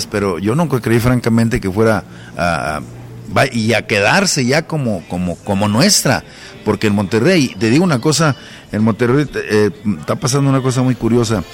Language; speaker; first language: Spanish; native; Spanish